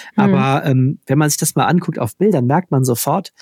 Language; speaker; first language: German; native; German